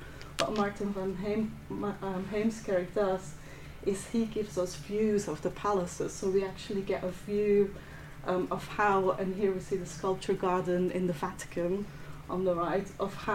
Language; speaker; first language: English; non-native, fluent; Dutch